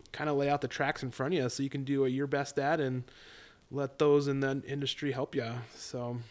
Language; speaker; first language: English; native; English